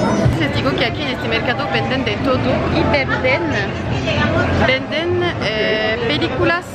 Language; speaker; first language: Spanish; non-native, fluent; French